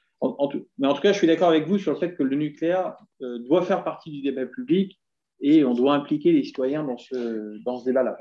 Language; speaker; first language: French; native; French